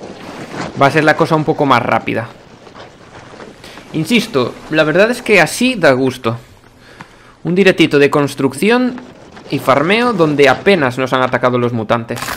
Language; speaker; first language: Spanish; native; Spanish